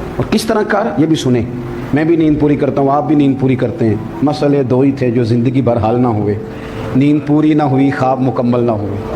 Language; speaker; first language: Urdu; non-native, local second language; Punjabi